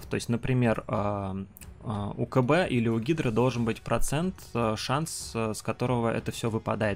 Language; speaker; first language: Russian; native; Russian